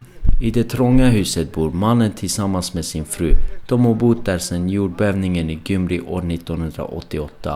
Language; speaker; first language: Swedish; early bilingual, other home language; Armenian